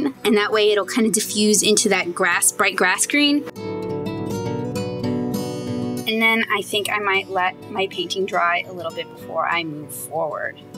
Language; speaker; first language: English; native; English